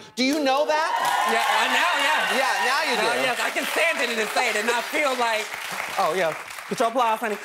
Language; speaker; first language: English; native; English